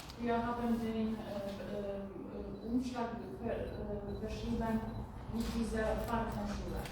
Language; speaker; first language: German; non-native, learner; Polish